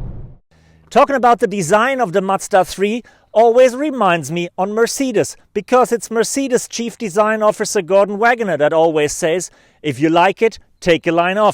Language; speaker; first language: English; non-native, fluent; German